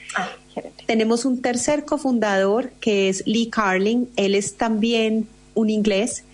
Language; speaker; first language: Spanish; native; Spanish